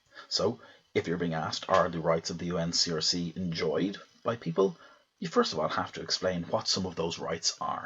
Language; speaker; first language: English; native; English